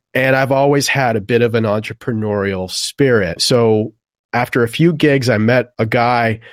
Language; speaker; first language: English; native; English